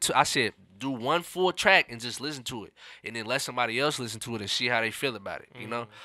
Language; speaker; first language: English; native; English